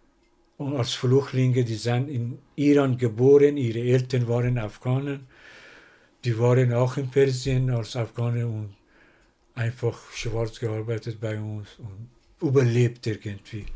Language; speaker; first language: German; non-native, learner; Persian